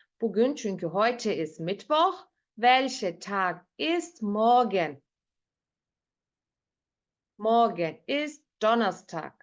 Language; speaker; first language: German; non-native, fluent; Turkish